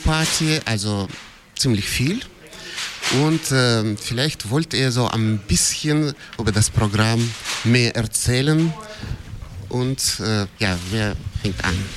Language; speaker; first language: German; non-native, learner; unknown